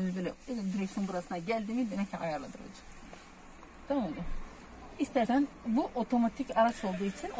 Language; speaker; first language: Turkish; native; Turkish